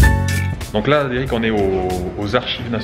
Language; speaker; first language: French; native; French